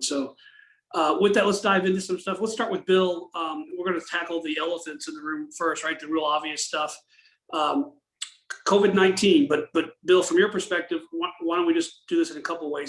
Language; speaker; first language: English; native; English